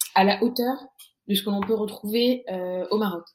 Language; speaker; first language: French; native; French